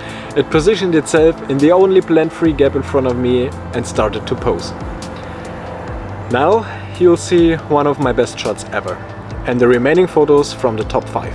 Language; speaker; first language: English; non-native, fluent; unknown